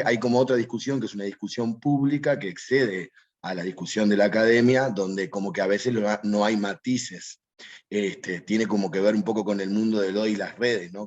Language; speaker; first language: Spanish; native; Spanish